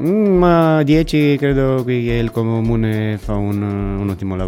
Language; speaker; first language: Italian; non-native, fluent; Romanian